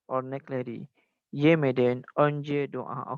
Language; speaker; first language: Turkish; non-native, learner; Indonesian